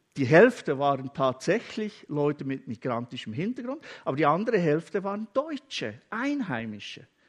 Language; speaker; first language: German; native; German